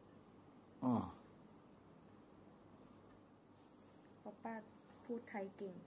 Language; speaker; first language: Thai; native; Thai